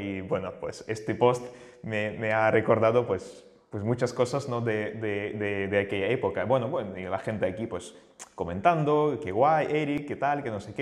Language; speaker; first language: Spanish; native; Spanish